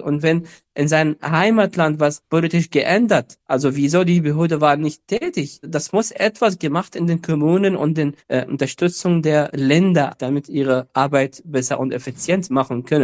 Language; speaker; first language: German; non-native, fluent; Arabic